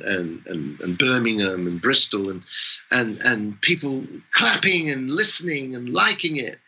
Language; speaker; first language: English; native; English